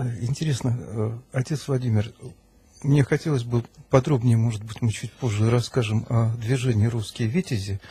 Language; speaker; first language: Russian; native; Russian